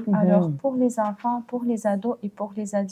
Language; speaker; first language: French; non-native, fluent; Ukrainian